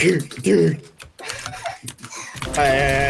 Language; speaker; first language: Japanese; native; Japanese